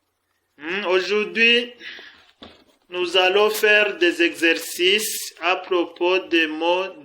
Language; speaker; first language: French; non-native, fluent; Kinyarwanda